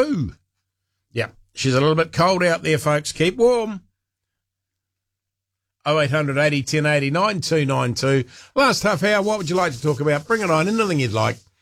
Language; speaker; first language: English; native; English